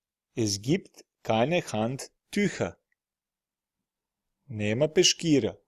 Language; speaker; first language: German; non-native, fluent; Serbian